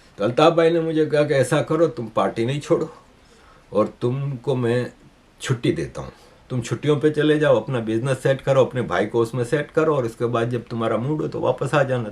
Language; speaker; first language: Urdu; native; Urdu